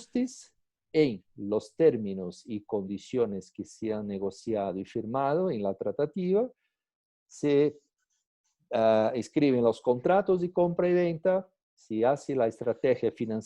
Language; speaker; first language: Spanish; non-native, fluent; Portuguese